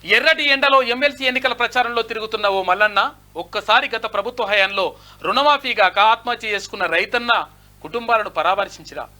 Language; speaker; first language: Telugu; native; Telugu